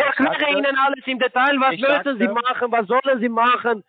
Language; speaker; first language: German; non-native, learner; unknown